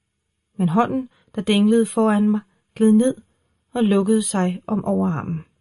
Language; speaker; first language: Danish; native; Danish